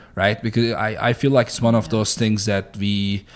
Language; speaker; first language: English; non-native, fluent; Turkish